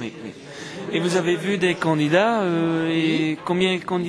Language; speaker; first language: French; non-native, fluent; Dutch